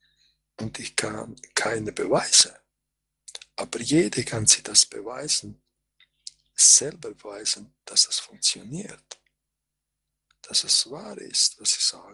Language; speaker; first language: German; non-native, fluent; Croatian